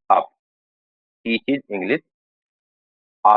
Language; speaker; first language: English; non-native, learner; Hindi